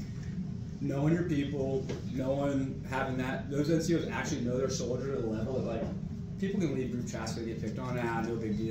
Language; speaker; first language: English; native; English